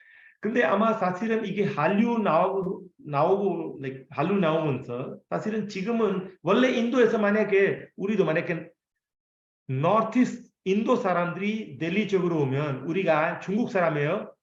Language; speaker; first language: Korean; non-native, fluent; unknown